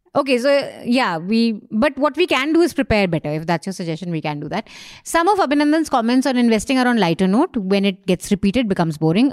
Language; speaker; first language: English; non-native, local second language; Hindi